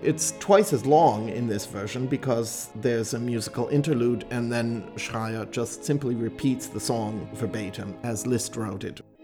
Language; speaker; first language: English; native; English